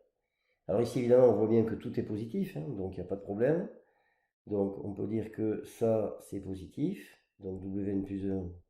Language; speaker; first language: French; native; French